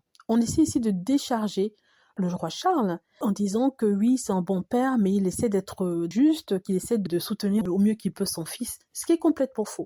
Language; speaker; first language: French; native; French